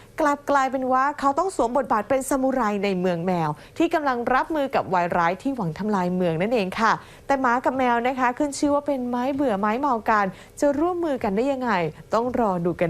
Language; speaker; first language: Thai; native; Thai